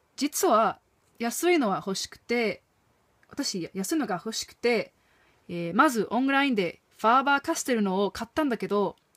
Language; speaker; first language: Japanese; non-native, fluent; English